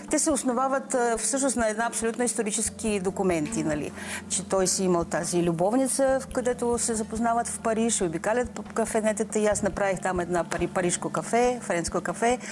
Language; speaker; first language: Bulgarian; non-native, fluent; Russian